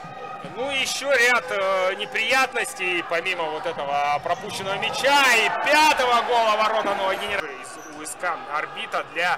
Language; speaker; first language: Russian; native; Russian